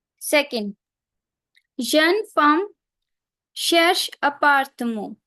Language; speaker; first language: French; non-native, fluent; Punjabi